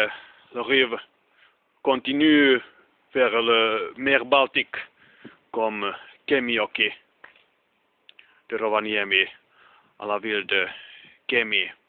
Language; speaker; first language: French; non-native, learner; Finnish